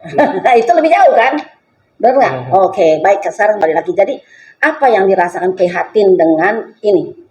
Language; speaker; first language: Indonesian; non-native, local second language; Chinese